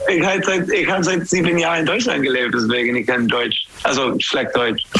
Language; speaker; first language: German; non-native, learner; English